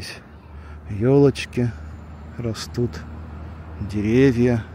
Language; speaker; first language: Russian; native; Russian